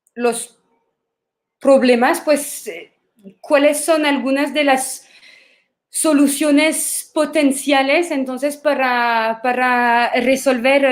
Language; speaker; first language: Spanish; non-native, fluent; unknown